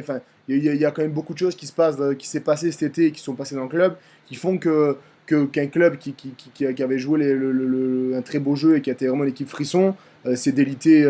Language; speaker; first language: French; native; French